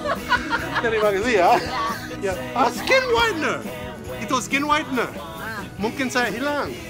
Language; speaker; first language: Indonesian; non-native, learner; English